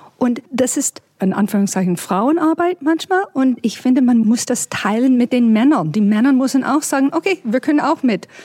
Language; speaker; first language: German; non-native, fluent; English